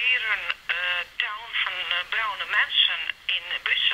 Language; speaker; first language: Dutch; non-native, learner; Serbian